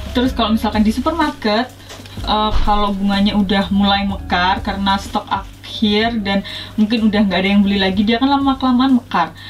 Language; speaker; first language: Indonesian; native; Indonesian